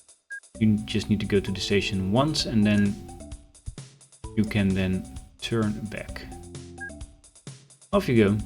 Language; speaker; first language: English; non-native, fluent; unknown